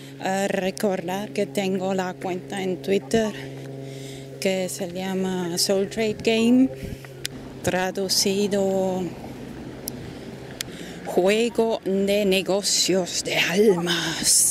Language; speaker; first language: Spanish; non-native, fluent; German